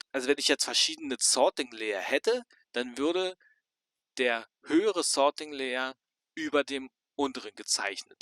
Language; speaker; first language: German; native; German